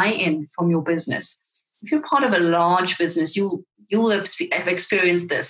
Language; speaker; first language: English; non-native, local second language; Afrikaans